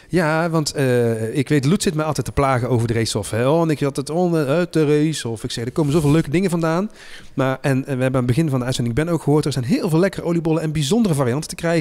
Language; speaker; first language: Dutch; native; Dutch